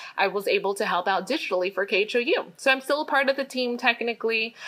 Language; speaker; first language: English; native; English